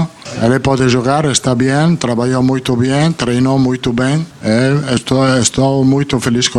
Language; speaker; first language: Portuguese; non-native, learner; Italian